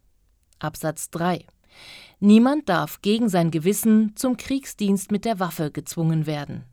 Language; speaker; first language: German; native; German